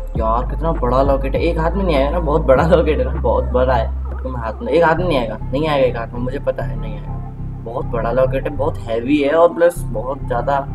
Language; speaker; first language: Hindi; native; Hindi